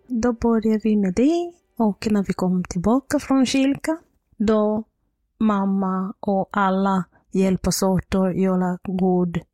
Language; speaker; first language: Swedish; non-native, fluent; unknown